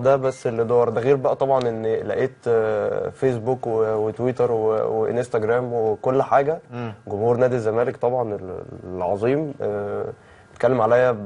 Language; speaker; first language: Arabic; native; Arabic